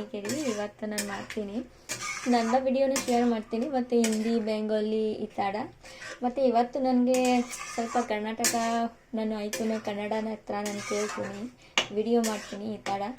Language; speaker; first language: Kannada; non-native, local second language; Bangla